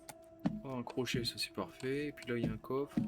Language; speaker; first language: French; native; French